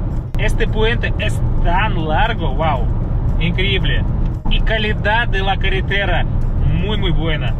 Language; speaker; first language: Spanish; non-native, fluent; Russian